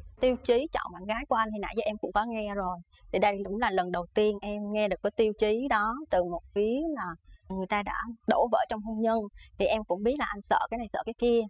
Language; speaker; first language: Vietnamese; native; Vietnamese